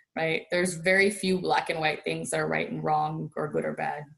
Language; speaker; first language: English; native; English